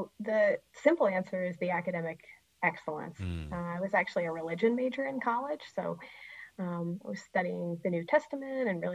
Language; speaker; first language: English; native; English